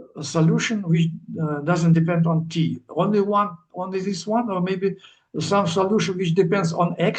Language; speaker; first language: English; non-native, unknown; Russian